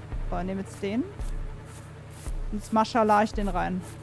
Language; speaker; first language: German; native; German